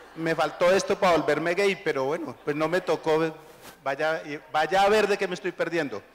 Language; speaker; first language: Spanish; native; Spanish